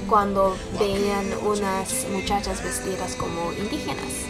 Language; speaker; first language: Spanish; non-native, learner; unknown